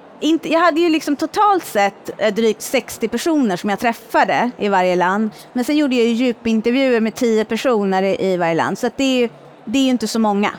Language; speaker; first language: Swedish; native; Swedish